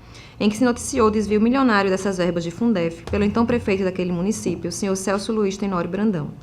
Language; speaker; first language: Portuguese; native; Portuguese